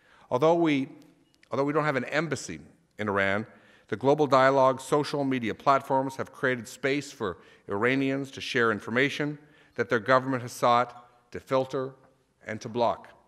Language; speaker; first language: English; native; English